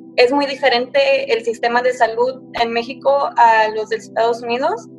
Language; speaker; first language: Spanish; early bilingual, heritage; Spanish